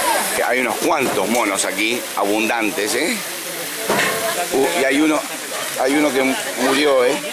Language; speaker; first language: Spanish; native; Spanish